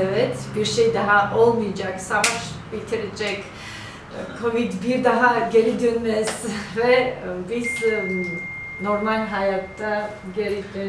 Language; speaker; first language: Turkish; non-native, learner; Georgian